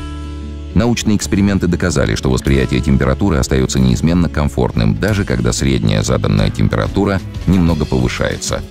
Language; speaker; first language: Russian; native; Russian